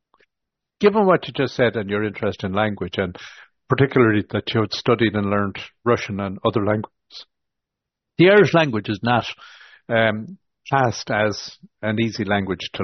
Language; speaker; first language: English; native; English